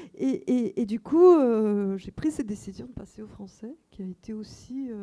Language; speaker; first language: French; non-native, fluent; Russian